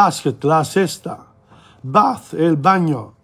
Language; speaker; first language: Spanish; non-native, learner; English